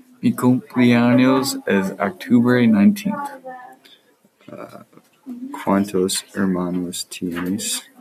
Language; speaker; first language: Spanish; non-native, learner; English